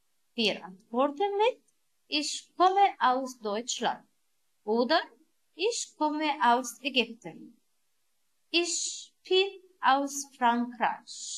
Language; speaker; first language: German; non-native, learner; Arabic